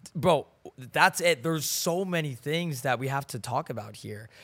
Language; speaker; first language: English; native; English